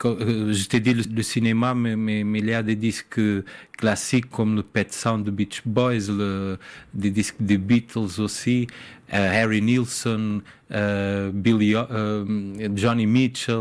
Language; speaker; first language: French; non-native, fluent; Portuguese